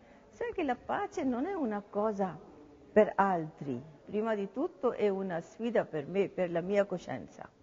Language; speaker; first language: Italian; non-native, learner; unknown